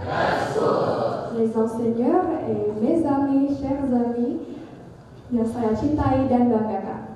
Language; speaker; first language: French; non-native, learner; Indonesian